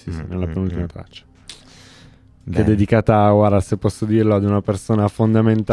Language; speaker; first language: Italian; native; Italian